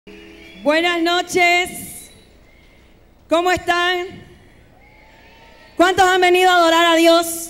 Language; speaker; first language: Spanish; native; Spanish